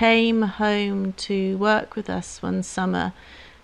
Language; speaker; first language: English; native; English